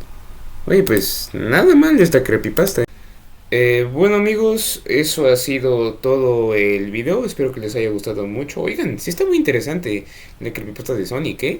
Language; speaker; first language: Spanish; native; Spanish